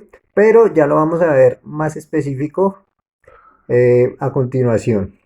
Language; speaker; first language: Spanish; native; Spanish